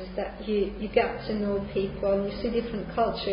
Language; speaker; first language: English; non-native, fluent; Hungarian